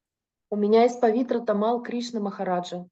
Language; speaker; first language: Russian; native; Russian